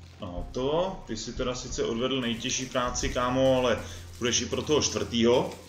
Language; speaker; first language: Czech; native; Czech